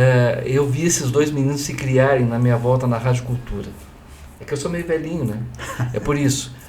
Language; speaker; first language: Portuguese; native; Portuguese